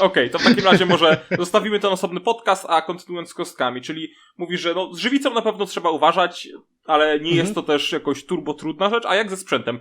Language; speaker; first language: Polish; native; Polish